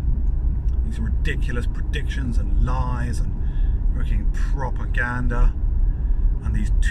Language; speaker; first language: English; native; English